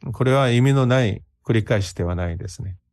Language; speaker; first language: Japanese; non-native, fluent; Korean